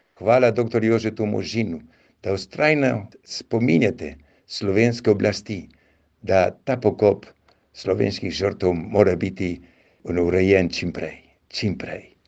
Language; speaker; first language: Slovenian; early bilingual, heritage; Slovenian